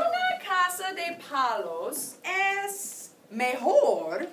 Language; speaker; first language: Spanish; non-native, fluent; English